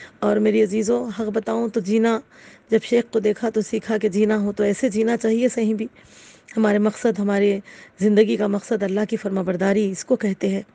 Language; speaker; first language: Urdu; native; Urdu